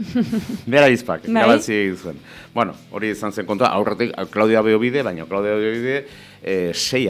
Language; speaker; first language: Basque; native; Basque